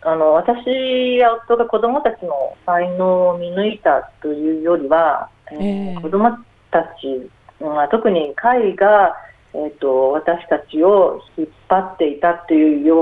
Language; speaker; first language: Japanese; native; Japanese